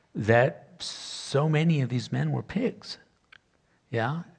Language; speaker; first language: English; native; English